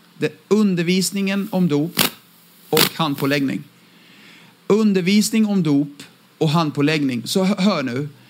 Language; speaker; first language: Swedish; early bilingual, other home language; Aramaic